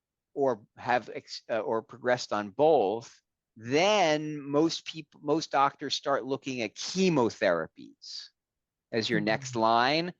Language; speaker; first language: English; native; English